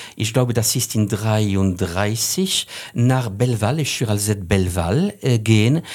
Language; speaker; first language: German; non-native, fluent; French